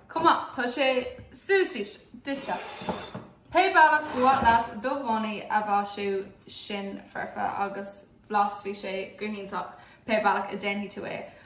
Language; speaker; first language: Irish; non-native, local second language; English